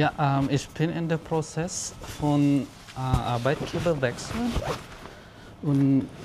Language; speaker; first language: German; non-native, learner; Filipino